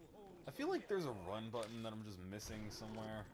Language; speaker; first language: English; native; English